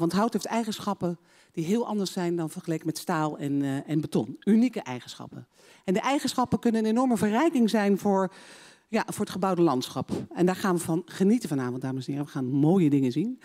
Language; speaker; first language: Dutch; native; Dutch